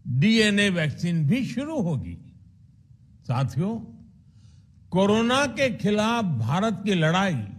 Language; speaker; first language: Hindi; non-native, local second language; Gujarati